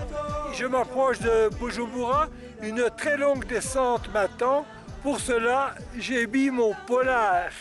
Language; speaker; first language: French; native; French